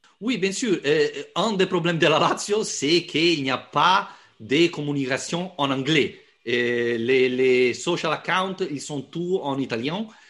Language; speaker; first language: French; non-native, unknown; Italian